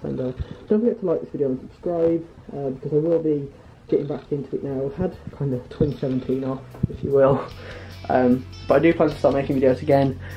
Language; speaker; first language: English; native; English